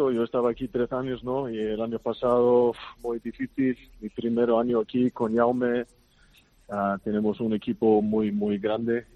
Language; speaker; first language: Spanish; non-native, fluent; Icelandic